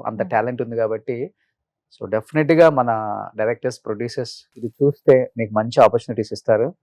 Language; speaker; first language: Telugu; native; Telugu